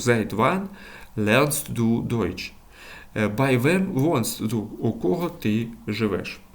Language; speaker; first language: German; non-native, fluent; Ukrainian